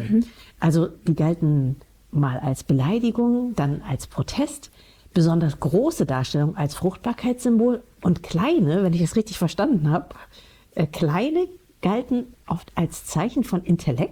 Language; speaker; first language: German; native; German